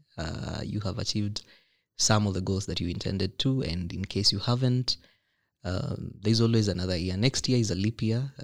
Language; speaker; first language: English; non-native, local second language; Kikuyu